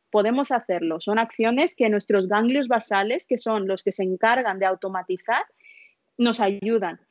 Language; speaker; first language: Spanish; early bilingual, other home language; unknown